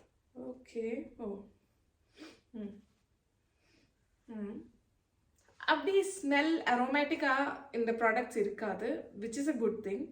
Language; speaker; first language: Tamil; non-native, local second language; Malayalam